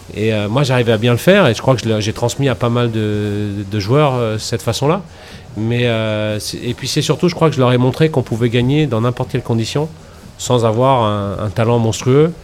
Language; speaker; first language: French; native; French